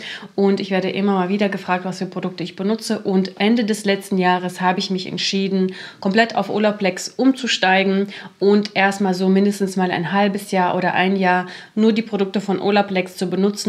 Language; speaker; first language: German; native; German